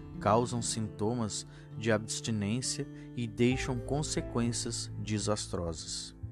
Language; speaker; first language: Portuguese; native; Portuguese